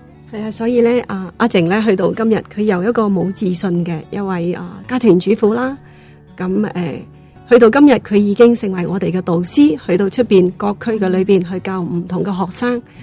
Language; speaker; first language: Cantonese; non-native, fluent; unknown